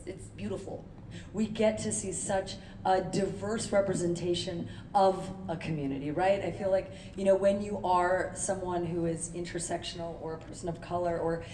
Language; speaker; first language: English; early bilingual, other home language; Urdu